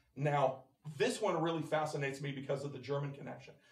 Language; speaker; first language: English; native; English